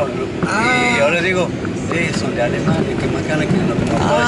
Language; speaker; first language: Spanish; native; Spanish